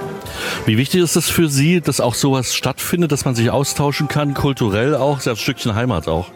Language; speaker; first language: German; native; German